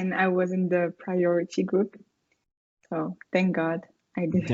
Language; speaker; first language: English; non-native, fluent; French